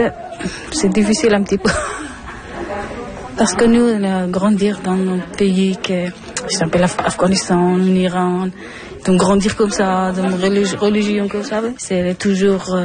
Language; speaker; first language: French; non-native, learner; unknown